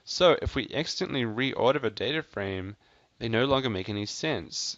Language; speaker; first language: English; native; English